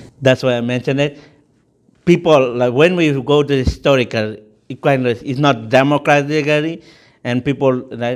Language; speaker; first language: English; non-native, fluent; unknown